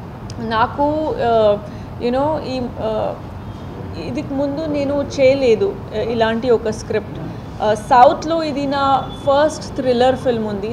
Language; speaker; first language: Telugu; non-native, learner; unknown